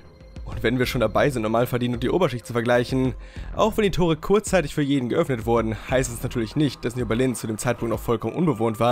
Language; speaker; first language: German; native; German